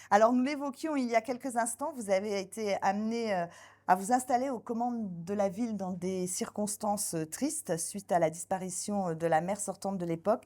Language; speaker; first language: French; native; French